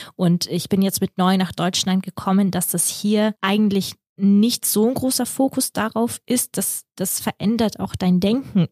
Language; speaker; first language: German; early bilingual, other home language; Russian